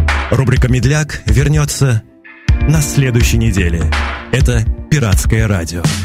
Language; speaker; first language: Russian; native; Russian